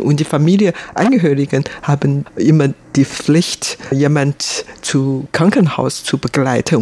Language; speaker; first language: German; non-native, fluent; Chinese